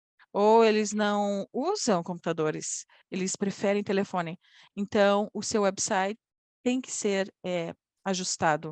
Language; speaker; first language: Portuguese; non-native, fluent; Polish